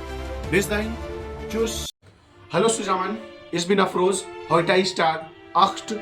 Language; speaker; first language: German; non-native, learner; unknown